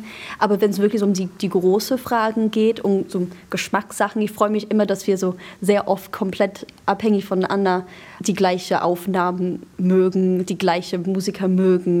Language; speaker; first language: German; non-native, fluent; English